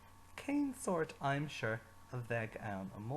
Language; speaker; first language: Irish; non-native, local second language; English